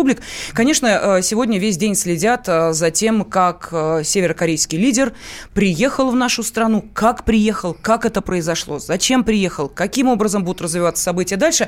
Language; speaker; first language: Russian; native; Russian